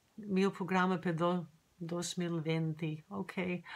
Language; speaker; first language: Spanish; non-native, learner; English